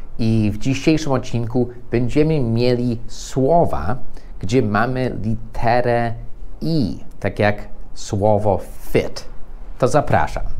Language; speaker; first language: Polish; non-native, fluent; English